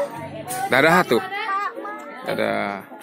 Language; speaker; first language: Indonesian; non-native, local second language; Sundanese